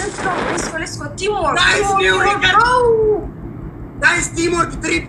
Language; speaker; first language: English; non-native, learner; Oromo